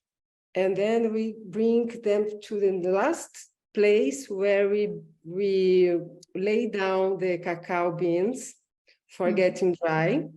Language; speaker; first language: English; non-native, learner; Portuguese